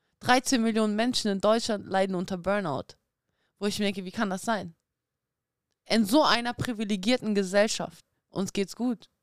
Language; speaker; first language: German; early bilingual, other home language; Russian